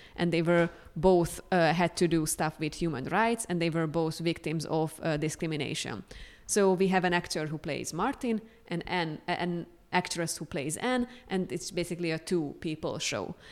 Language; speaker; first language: English; non-native, fluent; Hungarian